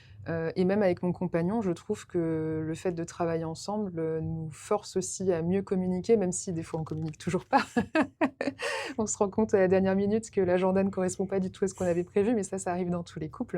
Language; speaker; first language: French; native; French